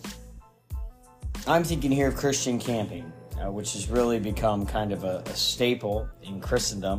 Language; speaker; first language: English; native; English